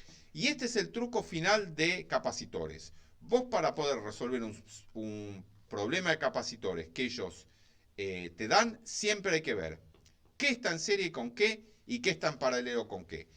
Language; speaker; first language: Spanish; native; Spanish